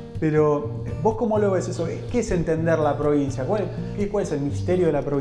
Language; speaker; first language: Spanish; native; Spanish